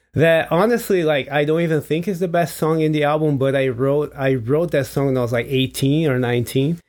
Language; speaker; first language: English; non-native, fluent; Portuguese